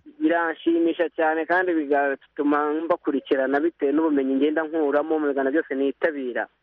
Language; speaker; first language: Kinyarwanda; native; Kinyarwanda